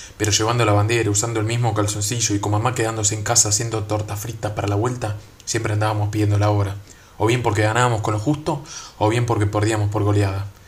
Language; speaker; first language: Spanish; native; Spanish